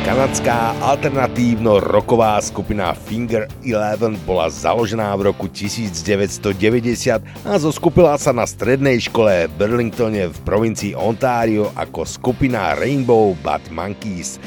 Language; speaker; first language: Slovak; native; Slovak